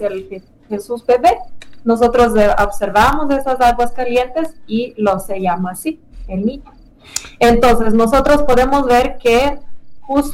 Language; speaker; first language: Spanish; non-native, fluent; Lithuanian